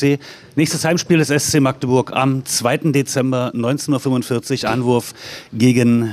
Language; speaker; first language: German; native; German